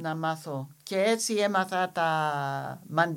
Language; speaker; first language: Greek; non-native, fluent; English